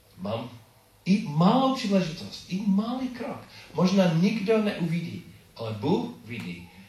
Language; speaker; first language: Czech; non-native, learner; English